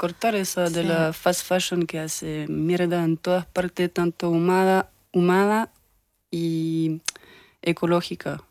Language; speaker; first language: Spanish; early bilingual, heritage; French